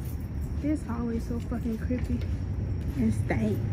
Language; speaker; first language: English; native; English